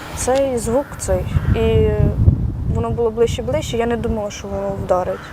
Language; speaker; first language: Ukrainian; native; Ukrainian